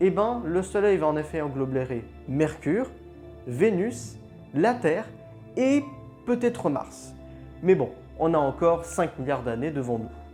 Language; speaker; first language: French; native; French